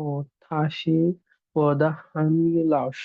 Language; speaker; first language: Chinese; non-native, learner; Bangla